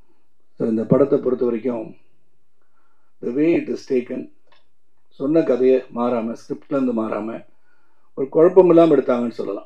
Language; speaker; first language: Tamil; native; Tamil